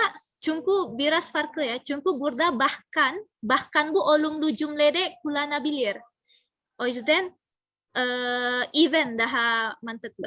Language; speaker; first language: Turkish; non-native, fluent; Indonesian